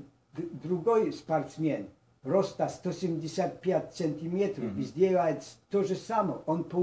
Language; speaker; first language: Russian; non-native, learner; Polish